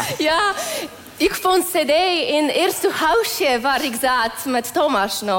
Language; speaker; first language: Dutch; non-native, learner; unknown